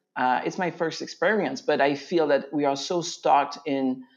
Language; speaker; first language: English; non-native, fluent; French